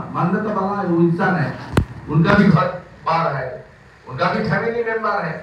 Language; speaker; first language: Hindi; non-native, local second language; Bangla